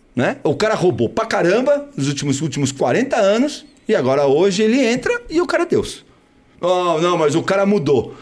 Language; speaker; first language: Portuguese; early bilingual, other home language; Spanish